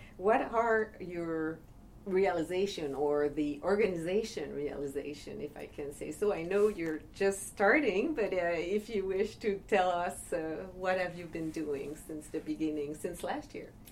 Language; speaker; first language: English; non-native, fluent; French